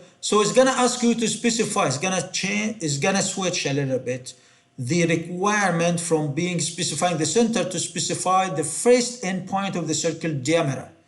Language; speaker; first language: English; non-native, fluent; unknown